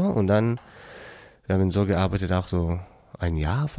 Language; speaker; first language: German; non-native, learner; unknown